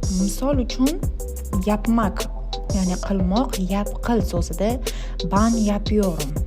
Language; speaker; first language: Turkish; non-native, learner; Uzbek